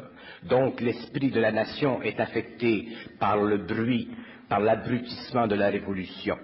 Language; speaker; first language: French; native; French